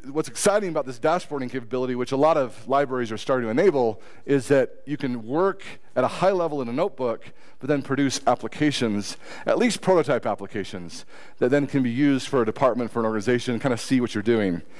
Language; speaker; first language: English; native; English